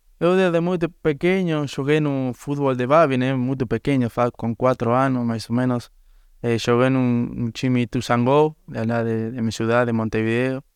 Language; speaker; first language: Portuguese; non-native, learner; Spanish